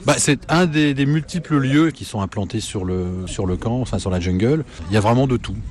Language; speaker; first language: French; native; French